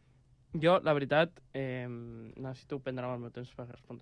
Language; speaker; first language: Catalan; native; Catalan